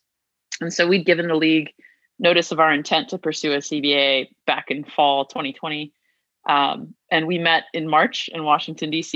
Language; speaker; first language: English; native; English